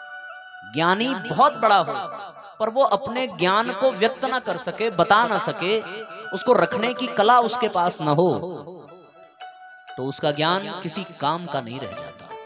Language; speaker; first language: Hindi; native; Hindi